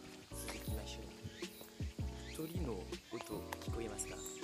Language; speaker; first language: Japanese; non-native, fluent; French